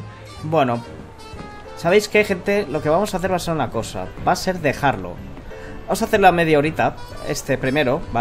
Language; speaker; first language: Spanish; native; Spanish